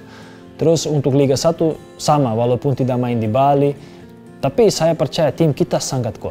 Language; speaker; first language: Indonesian; non-native, fluent; Serbian